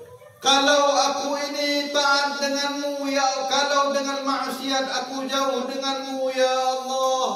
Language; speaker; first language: Indonesian; non-native, local second language; Achinese